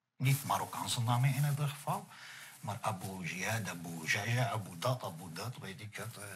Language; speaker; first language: Dutch; non-native, fluent; Arabic